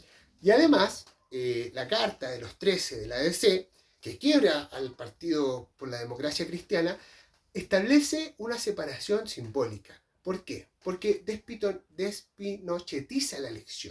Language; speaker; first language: Spanish; native; Spanish